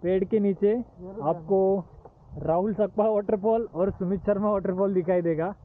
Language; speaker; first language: Hindi; non-native, local second language; Marathi